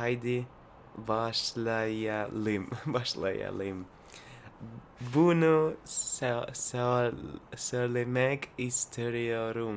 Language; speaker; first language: Turkish; non-native, learner; Russian